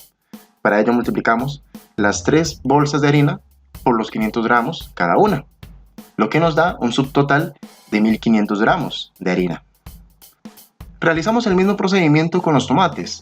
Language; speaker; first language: Spanish; native; Spanish